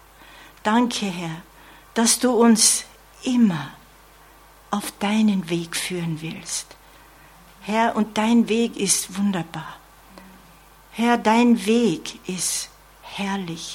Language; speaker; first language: German; non-native, fluent; English